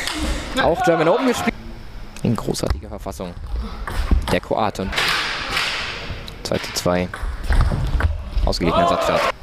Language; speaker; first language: German; native; German